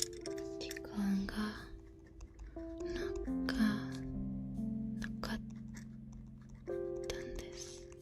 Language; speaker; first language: Japanese; non-native, learner; Spanish